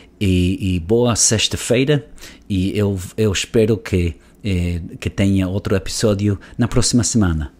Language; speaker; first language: Portuguese; non-native, learner; Spanish